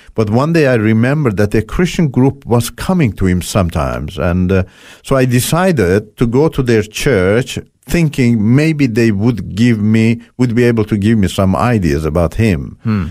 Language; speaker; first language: English; non-native, fluent; Turkish